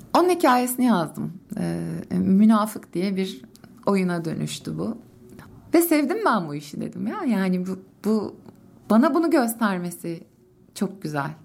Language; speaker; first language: Turkish; native; Turkish